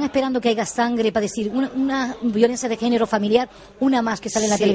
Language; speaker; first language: Spanish; native; Spanish